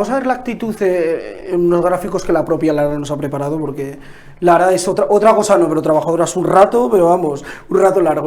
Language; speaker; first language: Spanish; native; Spanish